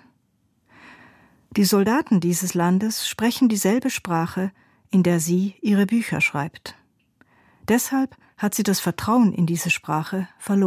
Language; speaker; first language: German; native; German